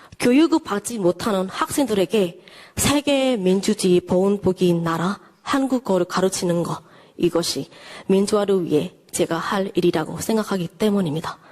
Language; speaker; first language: Korean; non-native, fluent; Burmese